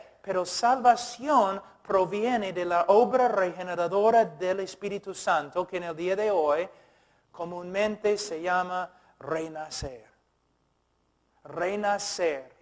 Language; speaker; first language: Spanish; non-native, fluent; English